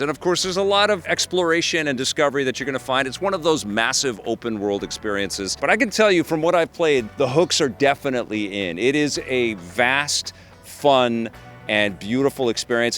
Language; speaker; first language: English; native; English